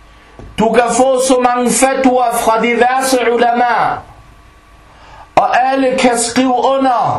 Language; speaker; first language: Danish; early bilingual, other home language; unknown